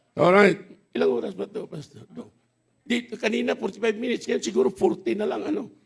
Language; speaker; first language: Filipino; non-native, local second language; Hiligaynon